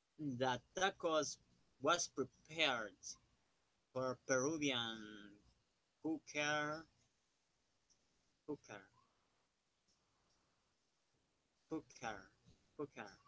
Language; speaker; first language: English; non-native, learner; Spanish